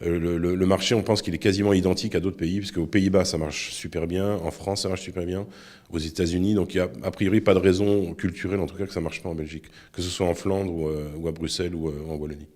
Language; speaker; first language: French; native; French